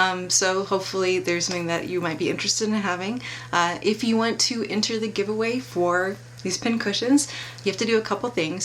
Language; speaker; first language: English; native; English